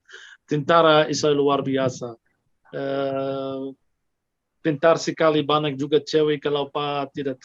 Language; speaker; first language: Indonesian; non-native, fluent; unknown